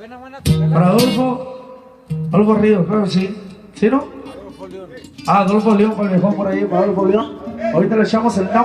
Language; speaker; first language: Spanish; native; Spanish